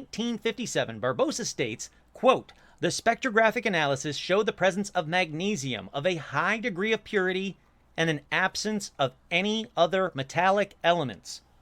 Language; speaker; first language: English; native; English